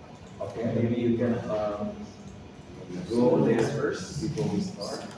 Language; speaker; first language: English; non-native, fluent; Indonesian